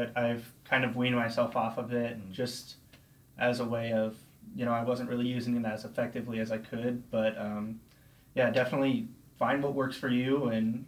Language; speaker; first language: English; native; English